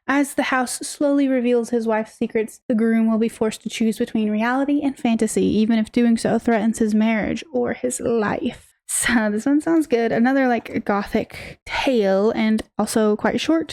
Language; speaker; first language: English; native; English